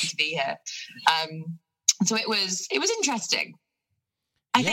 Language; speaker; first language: English; native; English